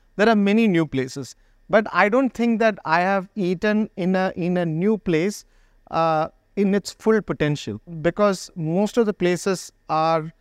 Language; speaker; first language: English; non-native, local second language; Malayalam